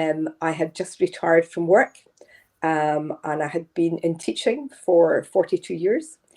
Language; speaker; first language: English; native; English